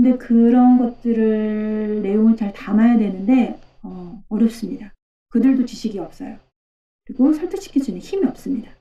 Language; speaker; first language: Korean; native; Korean